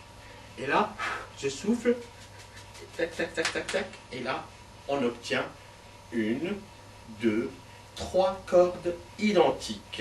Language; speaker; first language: French; native; French